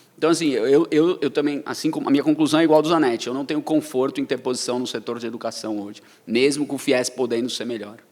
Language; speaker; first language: Portuguese; native; Portuguese